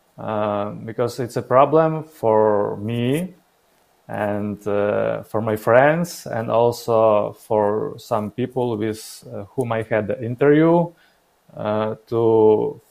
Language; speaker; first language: English; non-native, learner; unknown